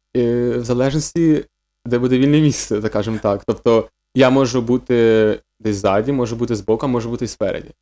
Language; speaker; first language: Ukrainian; native; Ukrainian